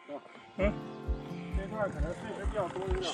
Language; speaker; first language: Chinese; native; Chinese